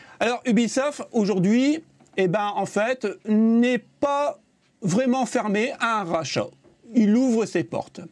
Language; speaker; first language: French; native; French